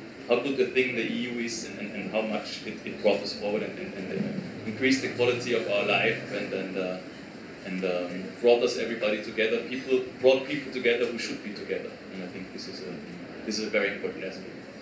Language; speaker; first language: English; non-native, fluent; German